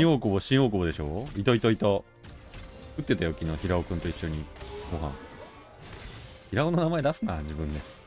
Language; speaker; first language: Japanese; native; Japanese